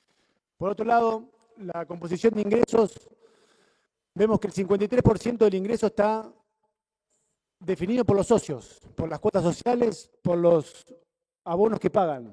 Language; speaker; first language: Spanish; native; Spanish